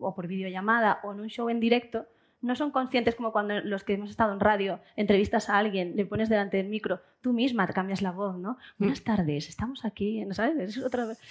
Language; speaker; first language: Spanish; native; Spanish